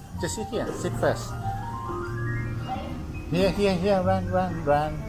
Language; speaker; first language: English; non-native, learner; Thai